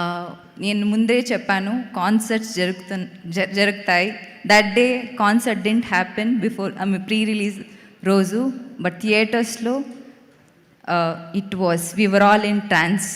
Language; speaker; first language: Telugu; non-native, local second language; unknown